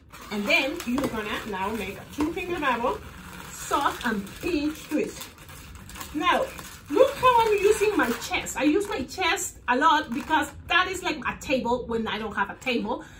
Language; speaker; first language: English; non-native, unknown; Spanish